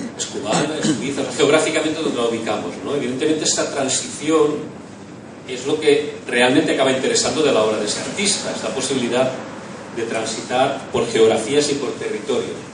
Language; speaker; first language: Spanish; non-native, local second language; Catalan